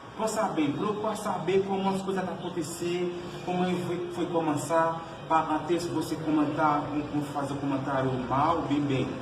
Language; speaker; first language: Portuguese; non-native, learner; Haitian Creole